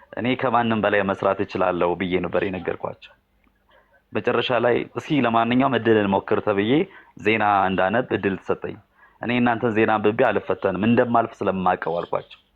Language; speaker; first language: Amharic; non-native, local second language; Tigrinya